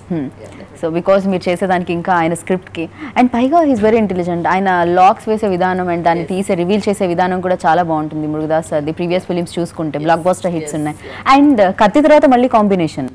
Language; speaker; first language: Telugu; native; Telugu